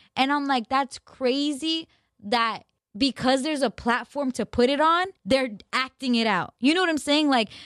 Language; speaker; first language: English; native; English